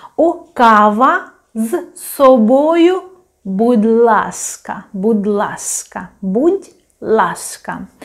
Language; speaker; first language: Spanish; non-native, fluent; Ukrainian